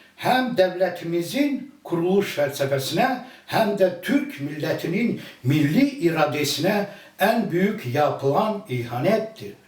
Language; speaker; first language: Turkish; early bilingual, other home language; Azerbaijani